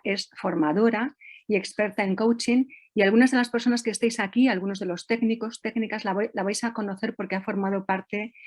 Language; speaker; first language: Spanish; native; Spanish